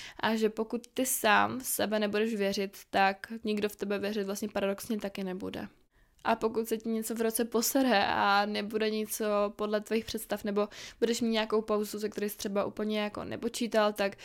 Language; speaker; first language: Czech; native; Czech